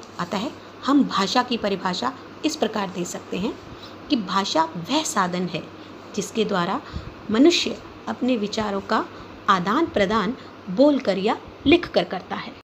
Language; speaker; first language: Hindi; native; Hindi